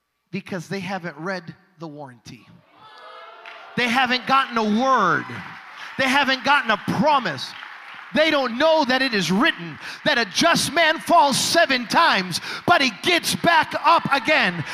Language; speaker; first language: English; early bilingual, other home language; Spanish